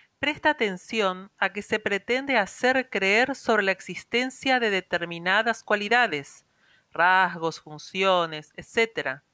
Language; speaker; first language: Spanish; native; Spanish